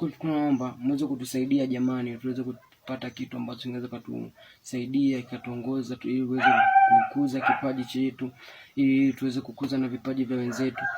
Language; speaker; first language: Swahili; native; Swahili